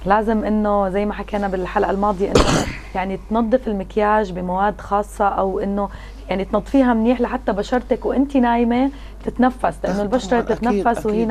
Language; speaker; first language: Arabic; native; Arabic